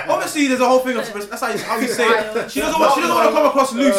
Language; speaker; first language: English; native; English